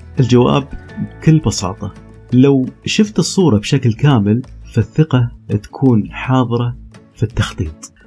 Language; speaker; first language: Arabic; native; Arabic